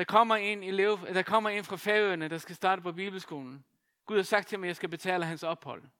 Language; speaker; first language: Danish; non-native, local second language; Faroese